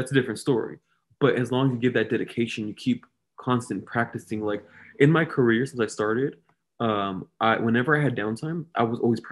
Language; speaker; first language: English; native; English